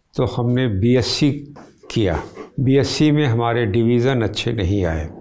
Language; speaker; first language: Urdu; native; Urdu